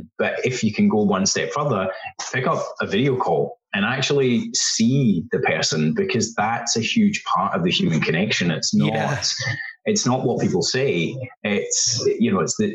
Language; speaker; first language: English; native; English